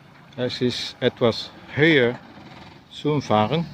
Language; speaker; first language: German; non-native, learner; Indonesian